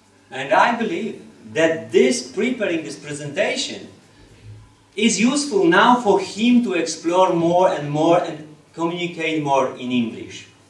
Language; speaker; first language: English; non-native, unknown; Polish